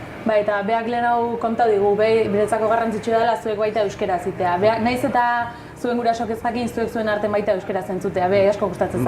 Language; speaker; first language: Basque; native; Basque